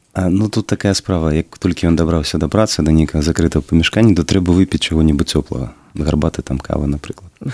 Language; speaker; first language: Belarusian; non-native, local second language; Russian